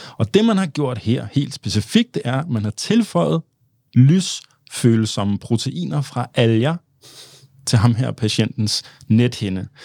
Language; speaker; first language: Danish; early bilingual, other home language; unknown